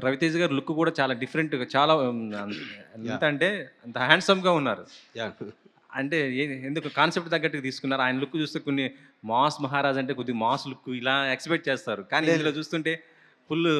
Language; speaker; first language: Telugu; native; Telugu